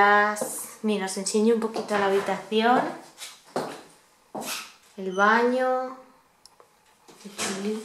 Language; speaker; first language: Spanish; native; Spanish